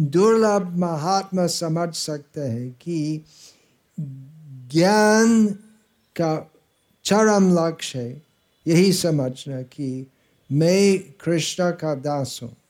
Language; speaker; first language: Hindi; non-native, fluent; English